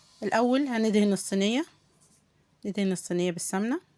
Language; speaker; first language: Arabic; native; Arabic